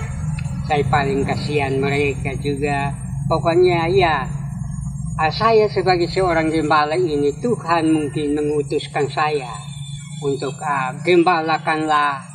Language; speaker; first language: Indonesian; non-native, local second language; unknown